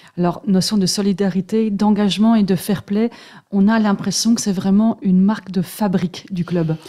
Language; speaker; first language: French; native; French